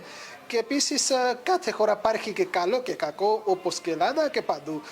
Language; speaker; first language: Greek; non-native, learner; Punjabi